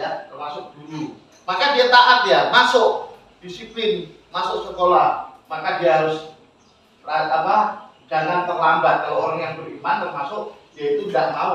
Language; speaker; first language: Indonesian; native; Indonesian